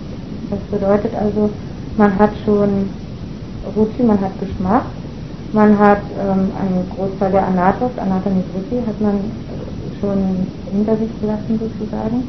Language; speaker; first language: German; native; German